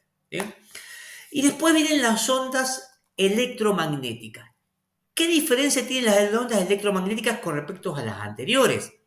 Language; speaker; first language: Spanish; native; Spanish